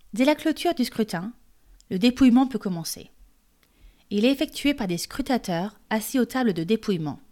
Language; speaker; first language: French; native; French